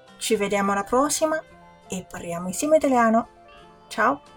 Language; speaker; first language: Italian; non-native, fluent; Chinese